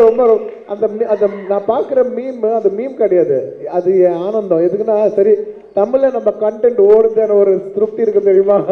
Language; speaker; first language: Tamil; non-native, local second language; Telugu